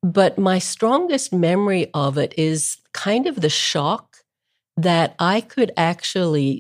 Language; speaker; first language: English; native; English